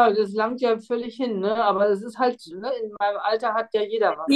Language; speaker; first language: German; native; German